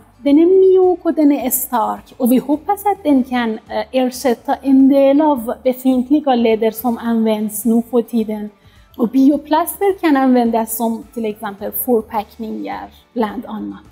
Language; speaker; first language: Swedish; non-native, fluent; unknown